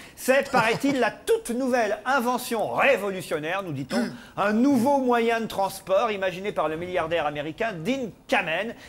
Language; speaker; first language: French; native; French